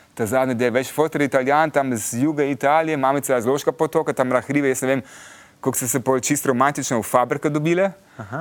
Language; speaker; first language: Slovenian; early bilingual, heritage; Slovenian